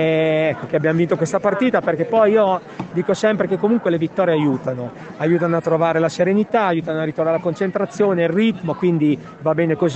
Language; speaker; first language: Italian; native; Italian